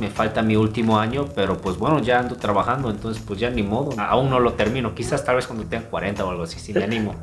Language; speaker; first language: Spanish; non-native, fluent; Korean